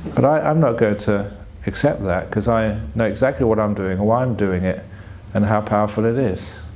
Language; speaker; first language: English; native; English